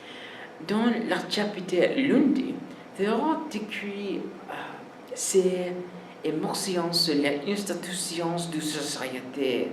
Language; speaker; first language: French; non-native, learner; English